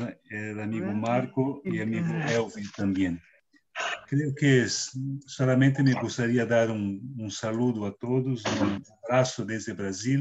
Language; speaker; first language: Spanish; non-native, fluent; Portuguese